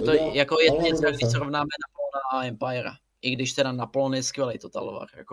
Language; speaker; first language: Czech; native; Czech